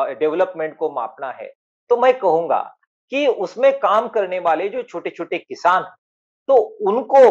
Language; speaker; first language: Hindi; non-native, local second language; Marathi